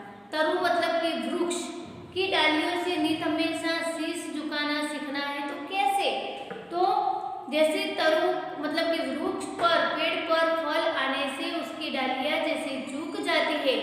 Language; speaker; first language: Hindi; non-native, local second language; Gujarati